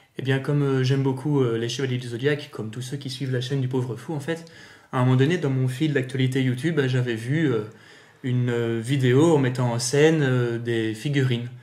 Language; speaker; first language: French; native; French